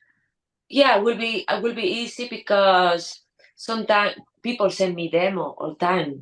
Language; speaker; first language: English; non-native, learner; Spanish